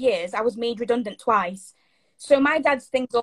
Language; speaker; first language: English; native; English